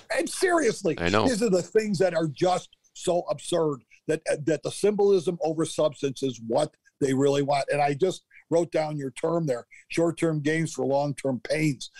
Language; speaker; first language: English; native; English